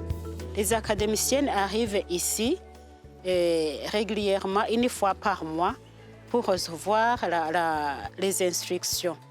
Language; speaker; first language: French; non-native, local second language; Rundi